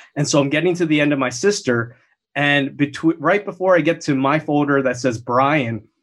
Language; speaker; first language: English; native; English